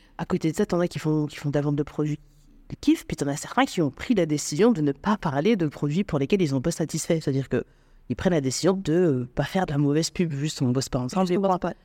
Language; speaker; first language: French; native; French